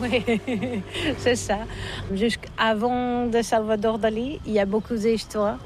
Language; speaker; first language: French; non-native, learner; Catalan